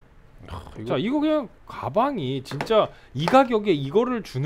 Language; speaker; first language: Korean; native; Korean